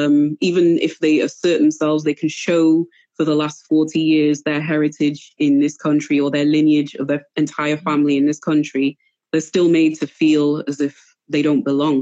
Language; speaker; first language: English; native; English